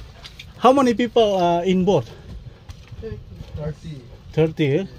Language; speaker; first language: English; non-native, learner; Indonesian